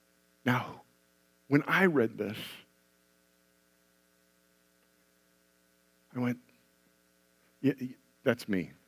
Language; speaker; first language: English; native; English